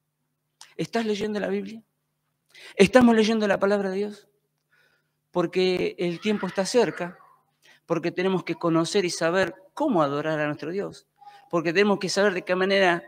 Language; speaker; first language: Spanish; native; Spanish